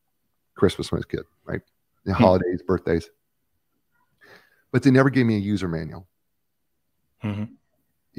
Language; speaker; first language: English; native; English